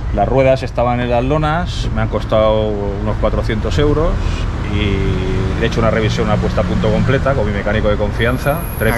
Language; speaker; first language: Spanish; native; Spanish